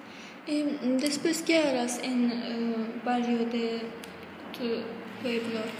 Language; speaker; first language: Spanish; non-native, learner; Azerbaijani